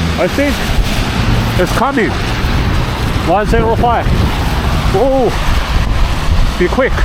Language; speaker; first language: English; non-native, fluent; Chinese